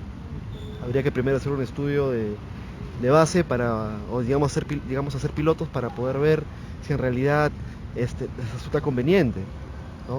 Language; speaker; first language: Spanish; native; Spanish